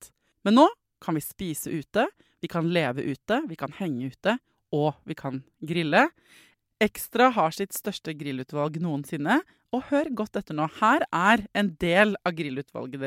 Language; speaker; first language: Norwegian; native; Norwegian